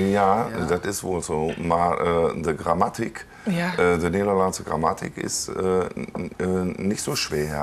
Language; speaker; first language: Dutch; non-native, learner; German